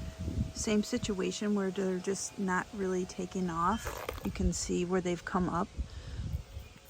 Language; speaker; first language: English; native; English